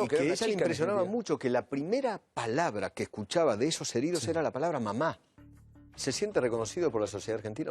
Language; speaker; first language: Spanish; native; Spanish